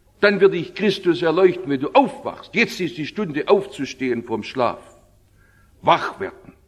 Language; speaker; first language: German; native; German